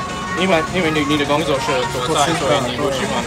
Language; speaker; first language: Chinese; non-native, learner; English